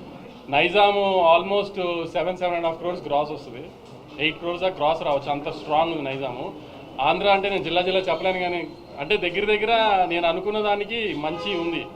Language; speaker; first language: Telugu; native; Telugu